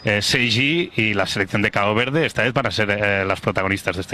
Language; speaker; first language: Spanish; native; Spanish